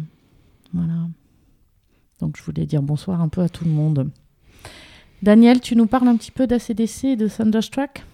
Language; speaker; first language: French; native; French